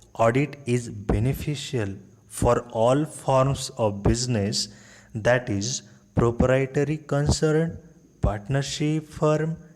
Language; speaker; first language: English; non-native, local second language; Marathi